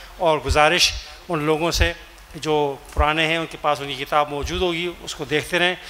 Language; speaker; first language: Urdu; native; Urdu